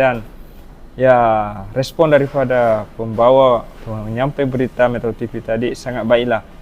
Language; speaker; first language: Malay; native; Malay